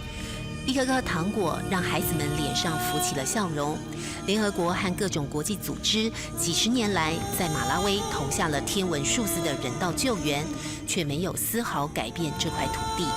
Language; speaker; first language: Chinese; native; Chinese